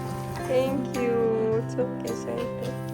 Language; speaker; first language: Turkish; non-native, learner; Urdu